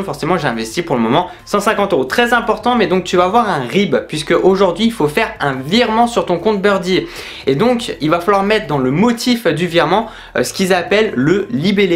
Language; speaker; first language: French; native; French